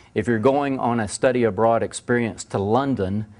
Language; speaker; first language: English; native; English